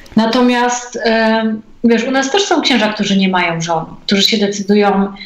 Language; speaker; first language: Polish; native; Polish